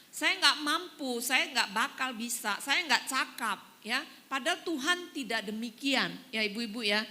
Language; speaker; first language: Indonesian; native; Indonesian